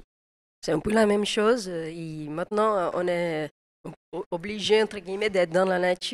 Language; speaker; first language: French; non-native, fluent; Portuguese